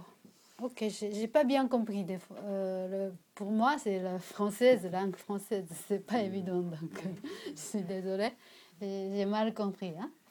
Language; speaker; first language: French; non-native, learner; Japanese